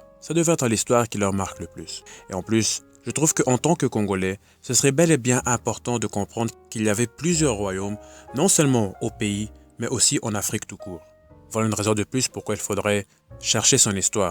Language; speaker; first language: French; native; French